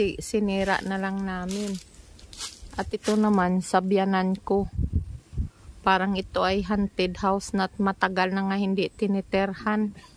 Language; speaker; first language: Filipino; non-native, local second language; Cebuano